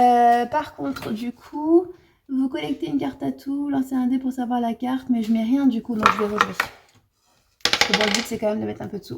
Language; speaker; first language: French; native; French